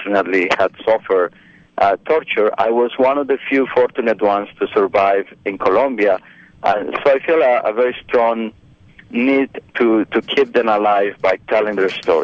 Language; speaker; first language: English; non-native, fluent; Spanish